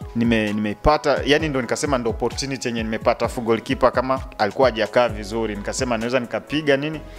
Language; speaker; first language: Swahili; native; Swahili